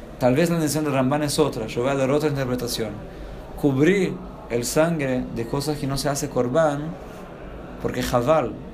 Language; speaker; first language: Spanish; non-native, fluent; Portuguese